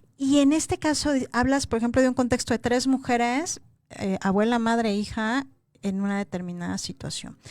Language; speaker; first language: Spanish; native; Spanish